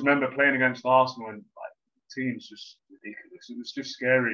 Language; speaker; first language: English; native; English